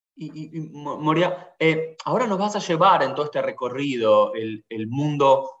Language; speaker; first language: Spanish; native; Spanish